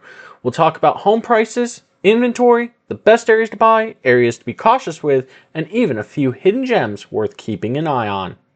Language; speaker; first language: English; native; English